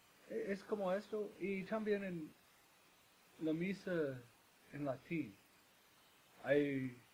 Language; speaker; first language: Spanish; non-native, fluent; English